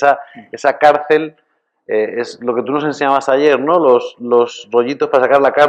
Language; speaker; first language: Spanish; native; Spanish